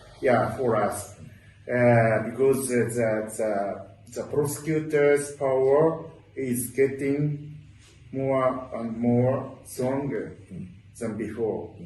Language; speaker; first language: English; non-native, learner; Japanese